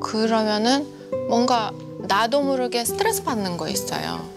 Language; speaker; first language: Korean; non-native, fluent; Russian